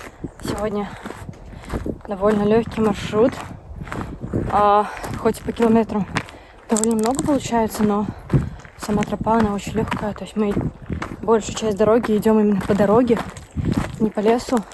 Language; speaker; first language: Russian; native; Russian